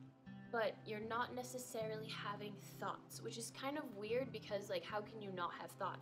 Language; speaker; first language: English; native; English